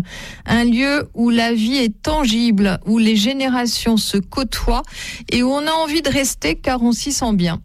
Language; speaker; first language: French; native; French